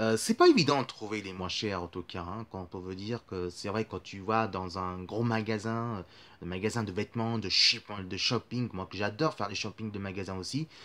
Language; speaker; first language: French; native; French